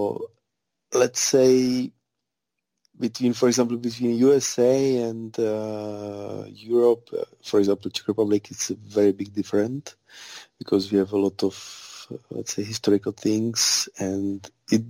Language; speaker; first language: English; non-native, fluent; Czech